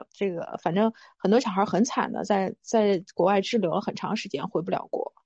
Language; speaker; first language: Chinese; native; Chinese